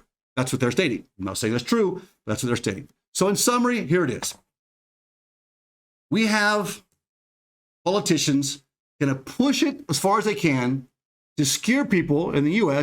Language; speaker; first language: English; native; English